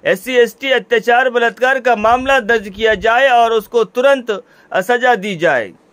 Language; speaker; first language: Hindi; non-native, local second language; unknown